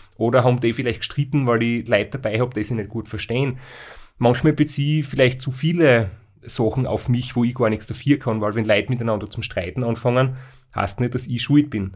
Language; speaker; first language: German; native; German